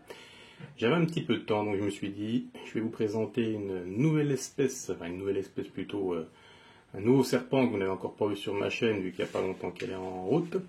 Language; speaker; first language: French; native; French